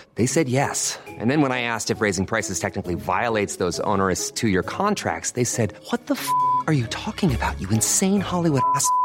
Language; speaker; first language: English; native; English